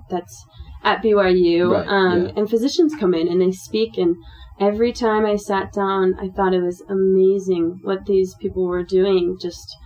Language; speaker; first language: English; native; English